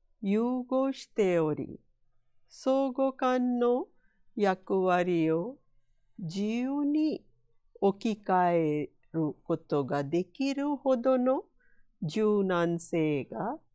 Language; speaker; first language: Japanese; non-native, fluent; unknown